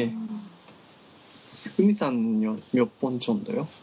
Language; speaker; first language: Korean; non-native, learner; Japanese